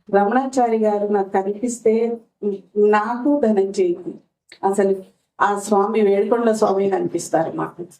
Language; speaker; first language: Telugu; non-native, local second language; Lambadi